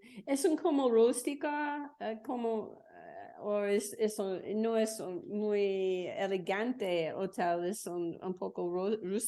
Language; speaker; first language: Spanish; non-native, learner; English